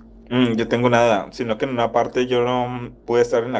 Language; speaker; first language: Spanish; native; Spanish